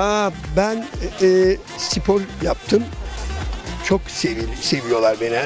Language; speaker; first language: Turkish; native; Turkish